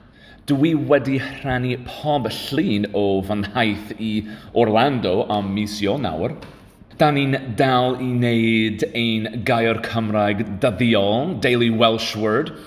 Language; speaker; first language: Welsh; non-native, learner; English